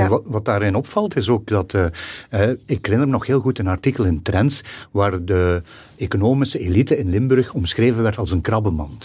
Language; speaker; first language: Dutch; native; Dutch